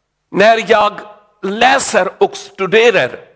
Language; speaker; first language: Swedish; non-native, learner; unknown